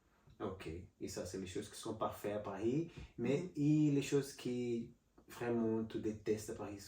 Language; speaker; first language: French; non-native, learner; Portuguese